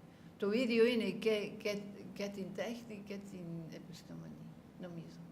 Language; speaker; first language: Greek; non-native, learner; English